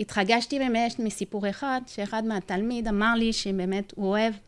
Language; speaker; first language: Hebrew; non-native, fluent; French